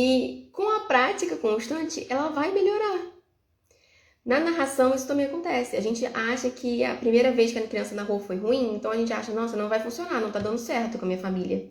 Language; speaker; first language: Portuguese; native; Portuguese